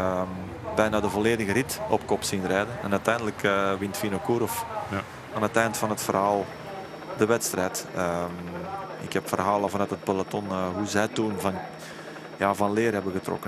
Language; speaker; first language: Dutch; native; Dutch